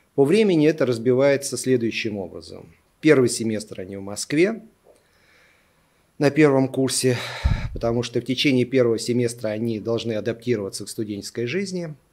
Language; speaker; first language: Russian; native; Russian